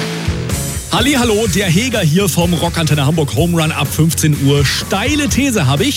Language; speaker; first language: German; native; German